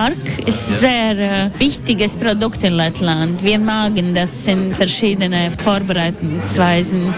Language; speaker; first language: German; non-native, learner; Latvian